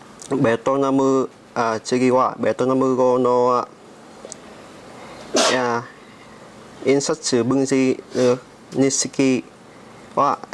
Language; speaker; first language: Japanese; non-native, learner; Vietnamese